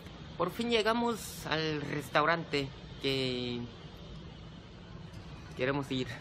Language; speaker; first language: Spanish; non-native, fluent; Korean